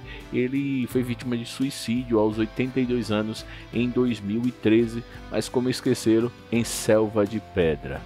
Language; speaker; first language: Portuguese; native; Portuguese